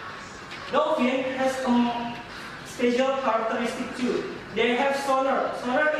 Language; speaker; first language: English; non-native, learner; Indonesian